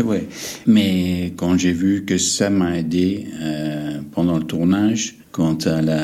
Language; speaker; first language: French; non-native, fluent; English